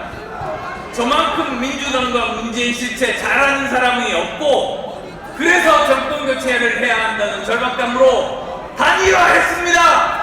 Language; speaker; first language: Korean; native; Korean